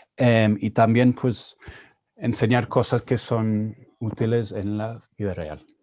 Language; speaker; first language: Spanish; non-native, fluent; English